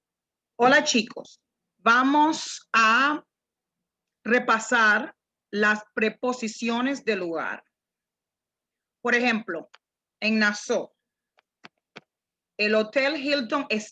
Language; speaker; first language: Spanish; non-native, fluent; English